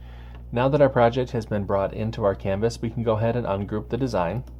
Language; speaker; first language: English; native; English